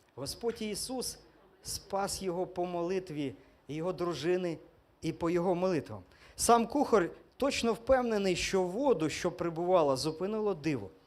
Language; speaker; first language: Ukrainian; non-native, local second language; Russian